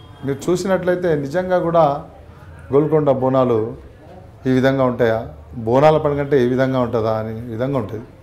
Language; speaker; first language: Telugu; non-native, local second language; Hindi